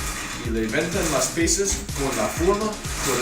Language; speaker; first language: Spanish; non-native, learner; English